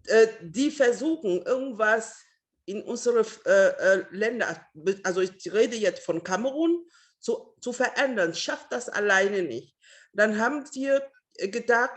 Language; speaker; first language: German; non-native, fluent; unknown